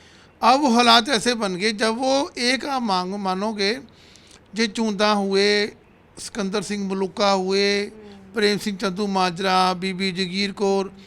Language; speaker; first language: Hindi; non-native, local second language; Punjabi